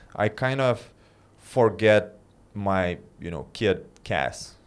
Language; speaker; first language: English; non-native, fluent; Lithuanian